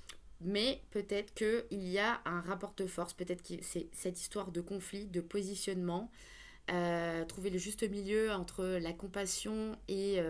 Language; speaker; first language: French; native; French